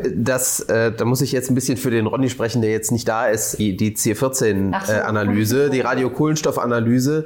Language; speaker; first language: German; native; German